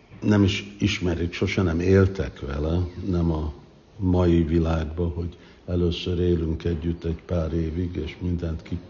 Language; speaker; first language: Hungarian; early bilingual, heritage; English